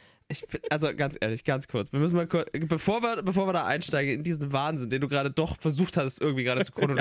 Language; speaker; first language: German; native; German